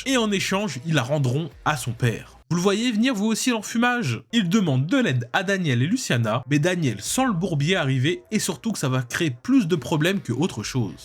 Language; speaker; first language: French; native; French